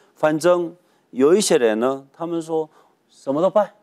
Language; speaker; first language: Chinese; non-native, fluent; Korean